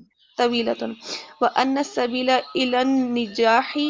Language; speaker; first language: Arabic; non-native, learner; Urdu